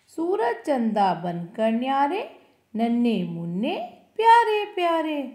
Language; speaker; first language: Hindi; non-native, local second language; Kannada